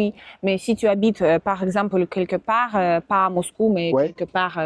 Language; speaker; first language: French; non-native, fluent; Russian